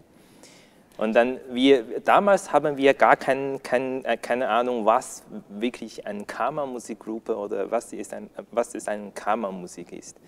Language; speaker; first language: German; non-native, learner; Chinese